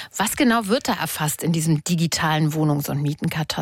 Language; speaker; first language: German; native; German